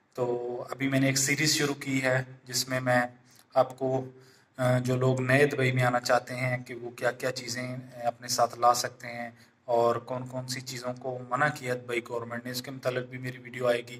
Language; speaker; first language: Hindi; native; Hindi